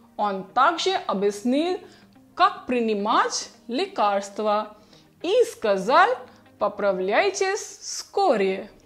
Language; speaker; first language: Russian; non-native, fluent; Hindi